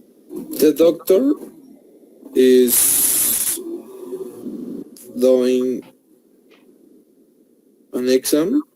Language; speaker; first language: English; non-native, learner; Spanish